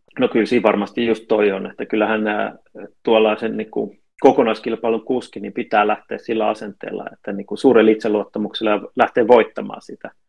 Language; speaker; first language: Finnish; native; Finnish